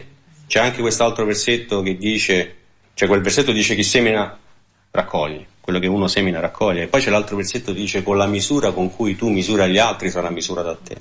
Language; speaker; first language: Italian; native; Italian